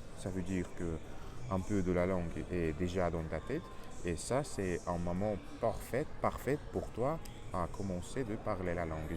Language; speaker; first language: French; non-native, learner; Russian